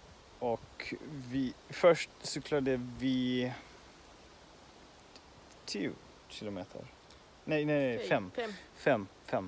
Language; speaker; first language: Swedish; non-native, learner; Finnish